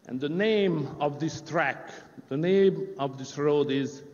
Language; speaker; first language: English; non-native, fluent; Hungarian